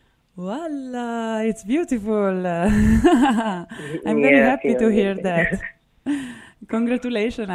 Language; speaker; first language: English; non-native, fluent; Italian